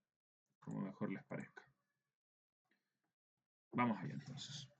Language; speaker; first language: Spanish; native; Spanish